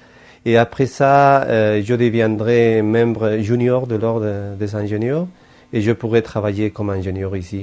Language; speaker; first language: French; non-native, fluent; Spanish